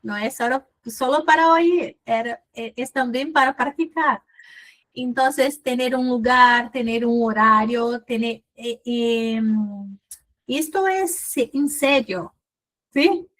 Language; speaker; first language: Spanish; non-native, fluent; Portuguese